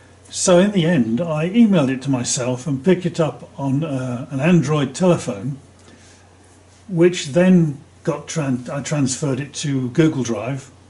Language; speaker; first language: English; native; English